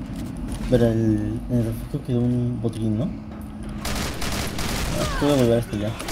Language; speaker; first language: Spanish; native; Spanish